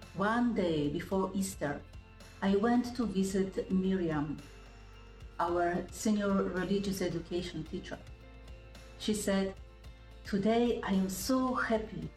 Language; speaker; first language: English; non-native, fluent; Indonesian